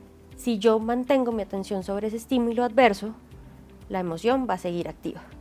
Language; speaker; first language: Spanish; native; Spanish